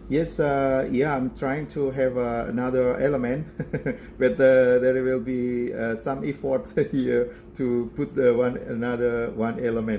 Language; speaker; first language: English; non-native, learner; Indonesian